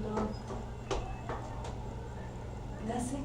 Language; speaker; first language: English; non-native, learner; Spanish